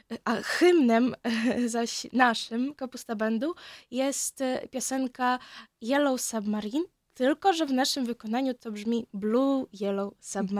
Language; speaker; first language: Polish; non-native, fluent; Ukrainian